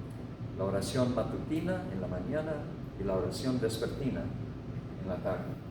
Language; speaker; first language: Spanish; non-native, fluent; English